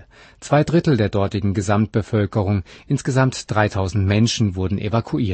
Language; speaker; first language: German; native; German